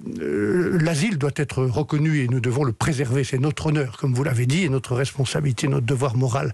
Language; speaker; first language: French; native; French